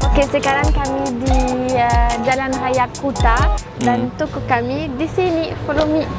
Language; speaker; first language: Indonesian; non-native, learner; French